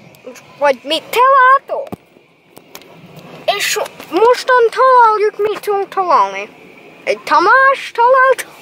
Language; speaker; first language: Hungarian; early bilingual, heritage; English